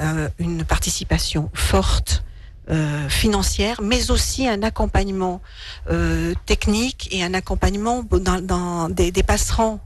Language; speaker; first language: French; native; French